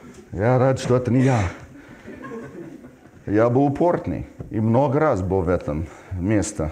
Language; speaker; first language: Russian; non-native, fluent; English